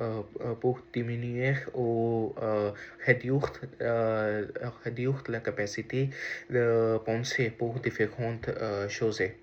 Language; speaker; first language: French; non-native, learner; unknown